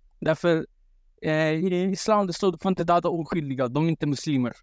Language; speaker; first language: Swedish; non-native, local second language; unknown